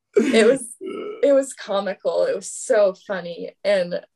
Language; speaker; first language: English; native; English